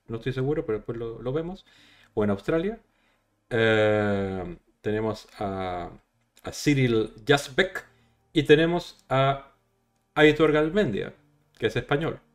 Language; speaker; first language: Spanish; native; Spanish